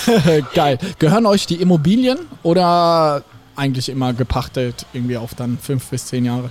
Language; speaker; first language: German; native; German